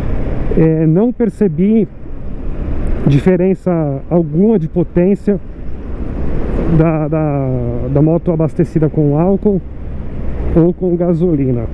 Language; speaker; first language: Portuguese; native; Portuguese